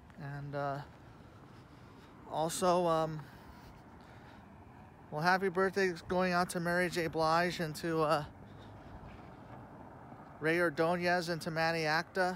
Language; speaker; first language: English; native; English